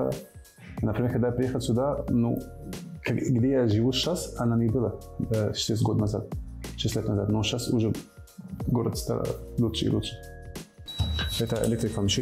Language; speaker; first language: Russian; non-native, fluent; Arabic